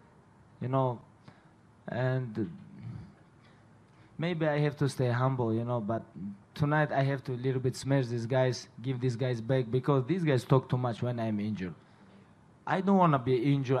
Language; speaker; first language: English; non-native, fluent; Russian